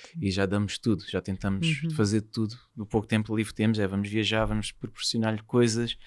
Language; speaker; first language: Portuguese; native; Portuguese